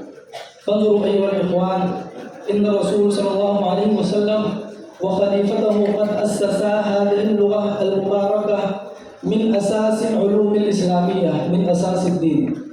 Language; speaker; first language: Arabic; non-native, fluent; Urdu